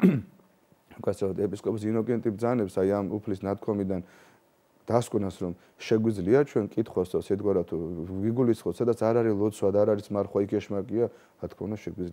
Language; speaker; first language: Georgian; native; Georgian